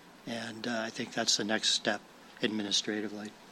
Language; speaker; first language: English; early bilingual, other home language; Spanish